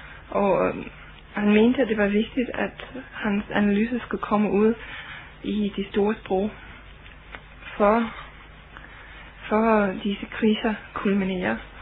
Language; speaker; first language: Danish; non-native, fluent; English